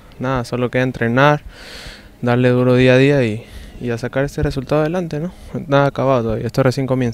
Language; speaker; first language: Spanish; native; Spanish